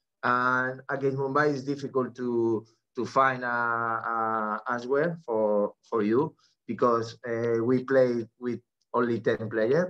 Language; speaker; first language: English; non-native, fluent; Spanish